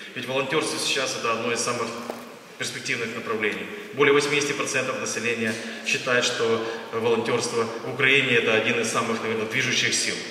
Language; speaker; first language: Russian; non-native, local second language; Ukrainian